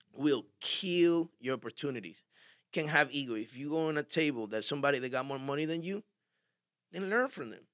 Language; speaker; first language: English; early bilingual, other home language; Spanish